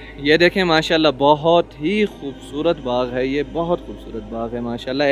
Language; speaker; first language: Urdu; native; Urdu